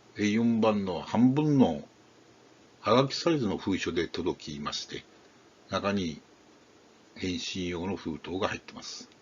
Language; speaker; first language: Japanese; native; Japanese